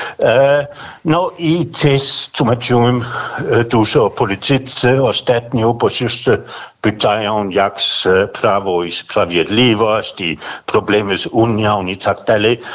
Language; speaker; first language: Polish; non-native, fluent; Danish